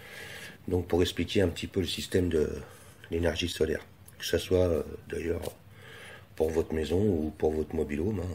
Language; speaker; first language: French; native; French